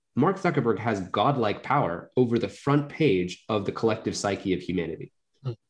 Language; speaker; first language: English; native; English